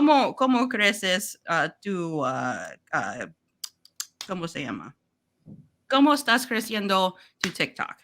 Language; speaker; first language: Spanish; non-native, learner; English